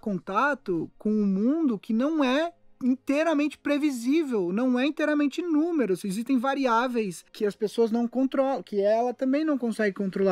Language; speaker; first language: Portuguese; native; Portuguese